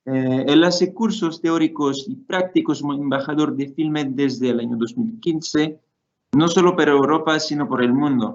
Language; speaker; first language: Spanish; non-native, fluent; Portuguese